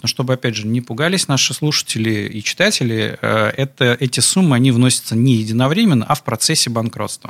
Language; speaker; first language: Russian; native; Russian